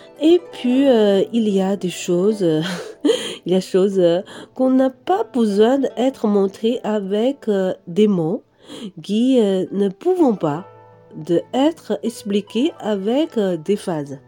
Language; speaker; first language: French; non-native, fluent; Chinese